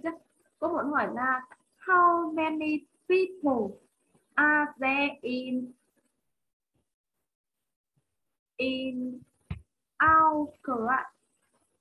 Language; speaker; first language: English; non-native, learner; Vietnamese